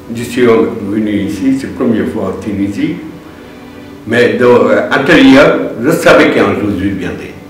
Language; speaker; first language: French; non-native, learner; Bangla